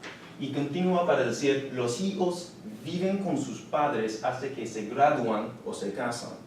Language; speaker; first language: Spanish; non-native, learner; English